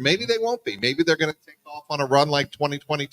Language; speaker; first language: English; native; English